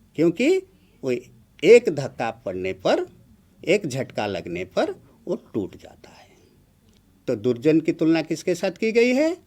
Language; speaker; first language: Hindi; non-native, local second language; Odia